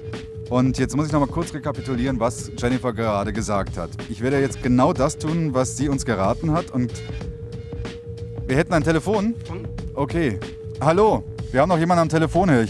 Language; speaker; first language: German; native; German